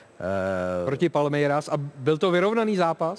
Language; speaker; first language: Czech; native; Czech